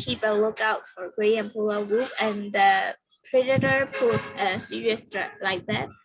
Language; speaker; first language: English; non-native, learner; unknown